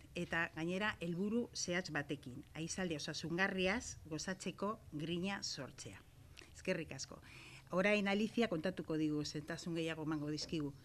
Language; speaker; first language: Basque; non-native, local second language; Spanish